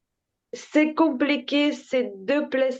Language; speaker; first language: French; non-native, learner; Ukrainian